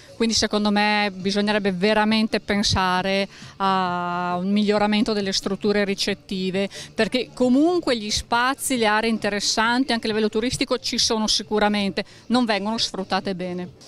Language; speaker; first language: Italian; native; Italian